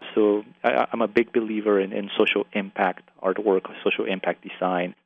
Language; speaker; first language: English; early bilingual, other home language; Spanish